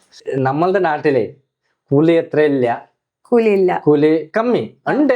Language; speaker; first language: Malayalam; non-native, local second language; Bangla